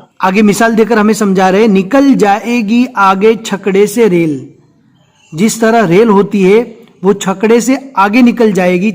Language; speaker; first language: Urdu; non-native, local second language; Gujarati